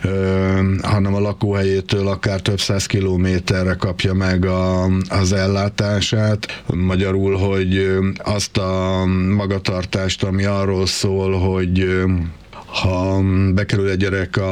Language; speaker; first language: Hungarian; native; Hungarian